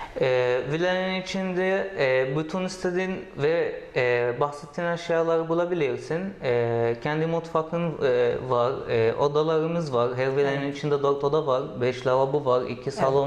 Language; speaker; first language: Turkish; non-native, learner; Arabic